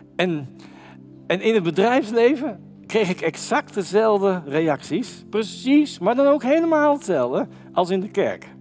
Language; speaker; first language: Dutch; native; Dutch